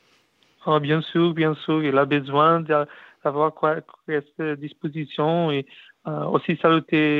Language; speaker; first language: French; non-native, learner; Portuguese